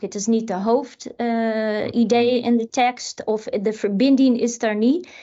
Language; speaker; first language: Dutch; non-native, fluent; English